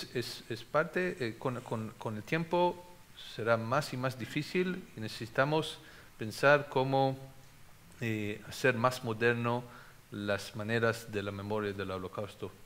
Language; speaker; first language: Spanish; non-native, fluent; Hebrew